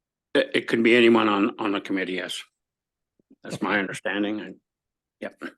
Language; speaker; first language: English; native; English